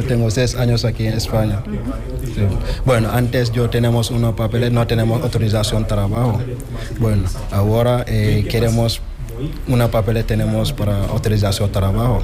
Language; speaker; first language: Spanish; non-native, learner; Wolof